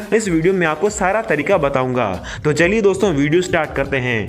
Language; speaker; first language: Hindi; native; Hindi